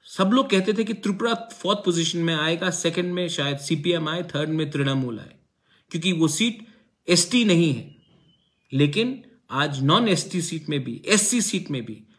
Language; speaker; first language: Hindi; non-native, local second language; Kok Borok